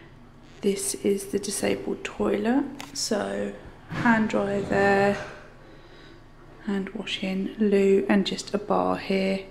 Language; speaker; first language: English; native; English